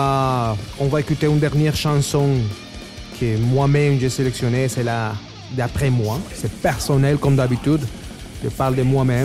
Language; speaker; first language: French; non-native, fluent; Spanish